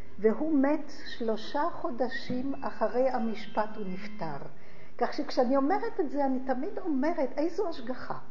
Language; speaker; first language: Hebrew; early bilingual, other home language; Polish